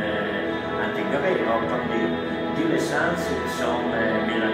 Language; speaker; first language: French; non-native, fluent; Italian